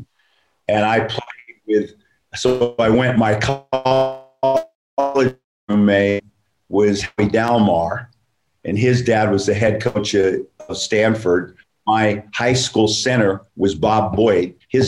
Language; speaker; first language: English; native; English